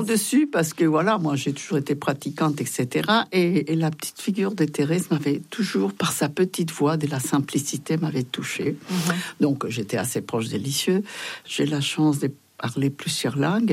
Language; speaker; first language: French; non-native, fluent; Spanish